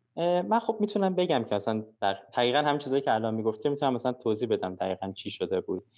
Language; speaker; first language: Persian; early bilingual, heritage; Persian